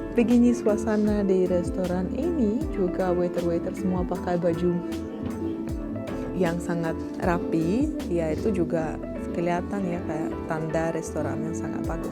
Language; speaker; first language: Indonesian; non-native, fluent; Russian